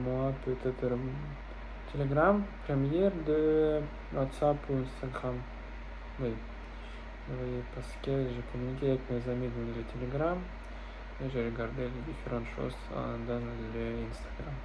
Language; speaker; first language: French; non-native, learner; Russian